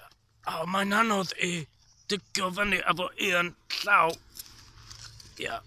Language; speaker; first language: Welsh; non-native, learner; English